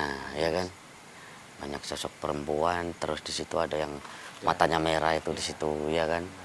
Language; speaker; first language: Indonesian; native; Indonesian